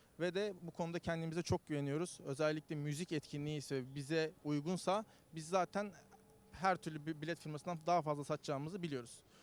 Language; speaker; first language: Turkish; native; Turkish